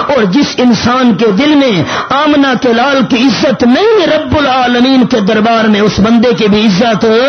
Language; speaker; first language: Urdu; non-native, local second language; Punjabi